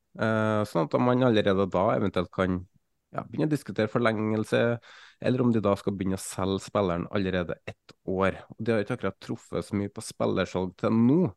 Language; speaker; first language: Norwegian; native; Norwegian